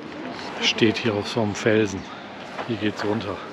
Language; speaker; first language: German; native; German